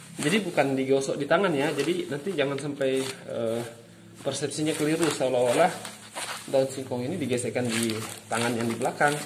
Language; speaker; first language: Indonesian; non-native, local second language; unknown